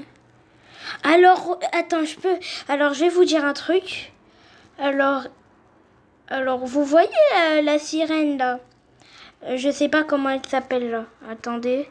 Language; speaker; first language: French; native; French